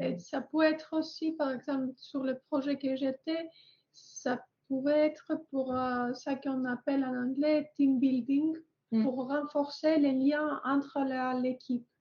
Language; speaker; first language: French; non-native, fluent; Greek